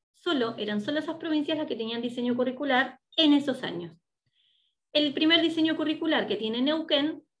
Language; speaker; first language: Spanish; native; Spanish